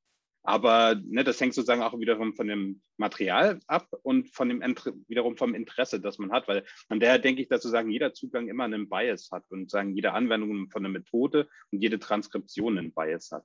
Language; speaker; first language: German; native; German